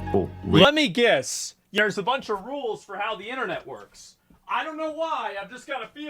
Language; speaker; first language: English; native; English